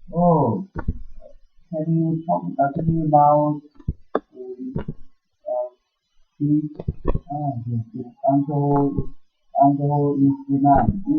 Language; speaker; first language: English; non-native, learner; Vietnamese